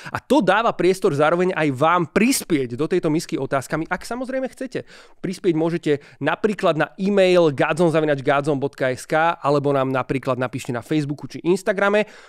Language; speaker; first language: Slovak; native; Slovak